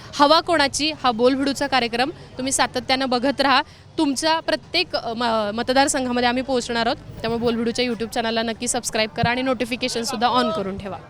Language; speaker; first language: Marathi; native; Marathi